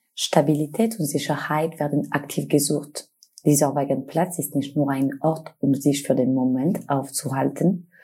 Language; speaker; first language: German; non-native, fluent; French